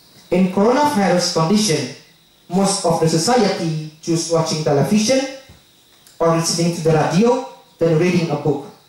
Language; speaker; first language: English; non-native, learner; Indonesian